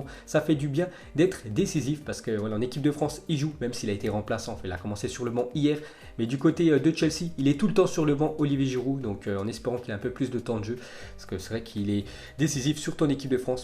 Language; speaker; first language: French; native; French